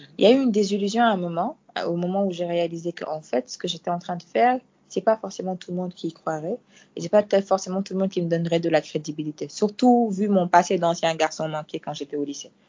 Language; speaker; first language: French; non-native, local second language; Fula